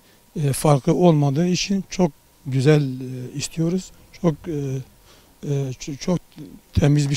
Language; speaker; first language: Turkish; non-native, local second language; Kurdish